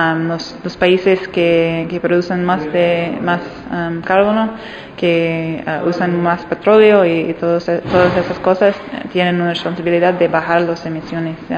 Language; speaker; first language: Spanish; non-native, fluent; English